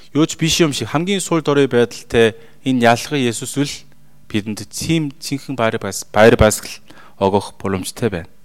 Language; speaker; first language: Mongolian; non-native, fluent; Korean